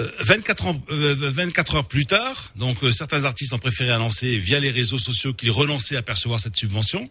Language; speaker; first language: French; non-native, local second language; Arabic